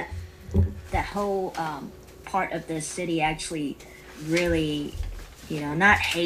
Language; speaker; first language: English; non-native, local second language; Cantonese